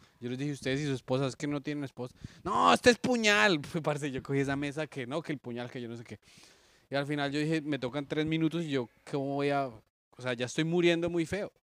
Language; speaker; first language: Spanish; native; Spanish